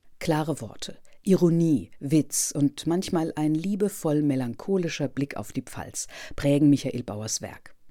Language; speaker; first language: German; native; German